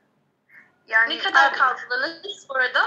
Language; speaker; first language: Turkish; non-native, fluent; Arabic